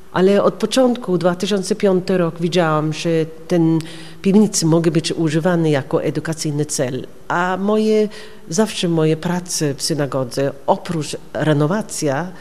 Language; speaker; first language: Polish; non-native, learner; Norwegian